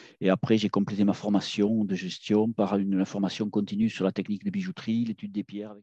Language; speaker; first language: French; native; French